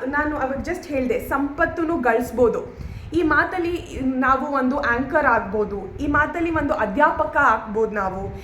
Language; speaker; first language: Kannada; non-native, learner; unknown